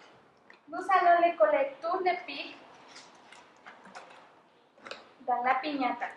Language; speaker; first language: French; non-native, fluent; Spanish